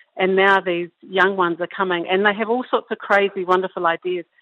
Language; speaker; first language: English; native; English